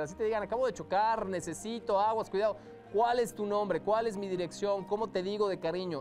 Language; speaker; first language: Spanish; native; Spanish